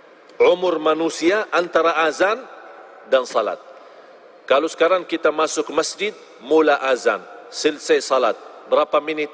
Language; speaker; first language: Indonesian; non-native, fluent; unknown